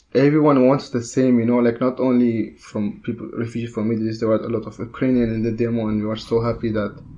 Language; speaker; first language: English; non-native, learner; Arabic